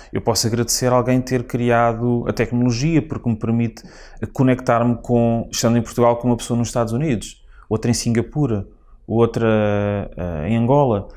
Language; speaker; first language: Portuguese; native; Portuguese